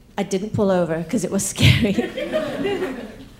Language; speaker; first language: English; native; English